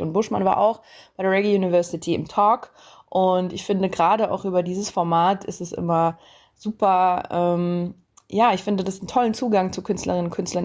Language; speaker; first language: German; native; German